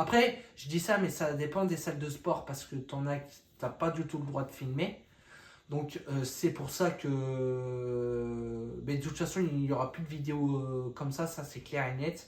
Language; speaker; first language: French; native; French